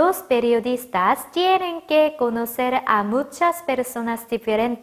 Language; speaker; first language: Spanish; non-native, fluent; Korean